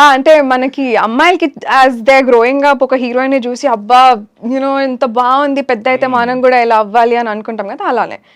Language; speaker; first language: Telugu; native; Telugu